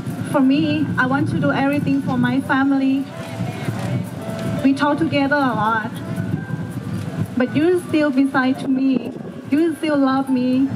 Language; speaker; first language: English; non-native, learner; Thai